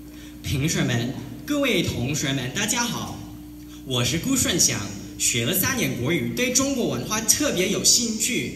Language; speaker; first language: Chinese; non-native, learner; Cantonese